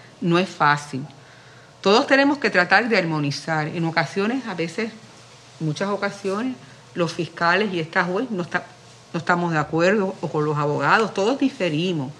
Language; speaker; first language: Spanish; native; Spanish